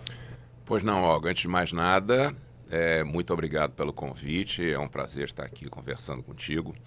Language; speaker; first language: Portuguese; native; Portuguese